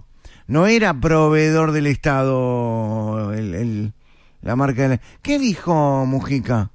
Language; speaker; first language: Spanish; native; Spanish